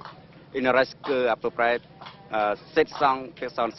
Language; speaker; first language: French; non-native, local second language; Khmer